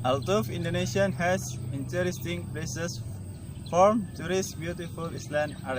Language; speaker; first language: English; non-native, learner; Indonesian